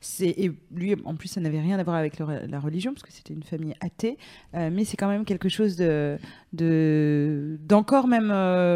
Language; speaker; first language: French; native; French